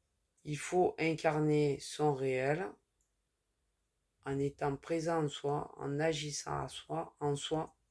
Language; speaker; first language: French; native; French